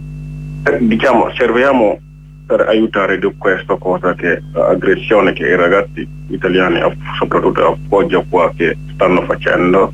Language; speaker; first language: Italian; non-native, learner; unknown